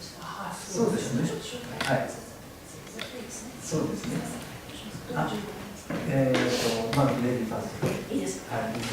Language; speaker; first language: Japanese; native; Japanese